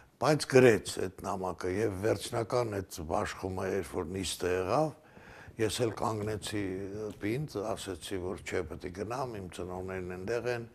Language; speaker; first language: Armenian; native; Armenian